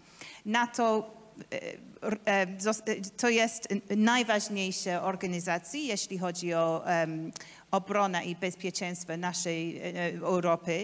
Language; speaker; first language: Polish; non-native, learner; English